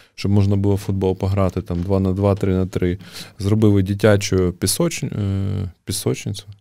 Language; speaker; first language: Ukrainian; native; Ukrainian